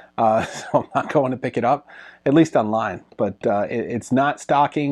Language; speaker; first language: English; native; English